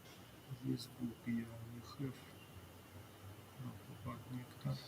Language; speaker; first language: English; non-native, learner; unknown